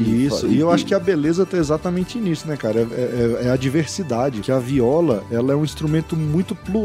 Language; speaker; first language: Portuguese; native; Portuguese